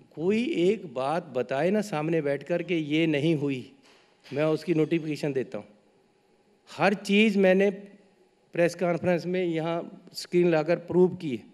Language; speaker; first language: Hindi; native; Hindi